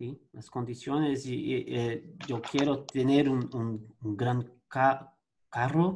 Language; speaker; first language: Spanish; non-native, learner; Portuguese